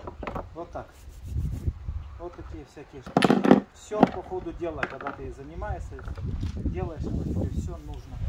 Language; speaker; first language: Russian; native; Russian